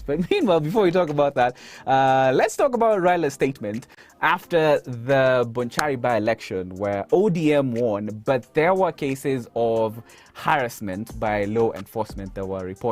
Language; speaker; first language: English; non-native, local second language; Swahili